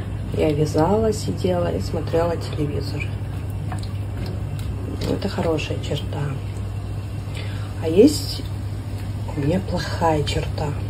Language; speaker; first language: Russian; non-native, local second language; Kazakh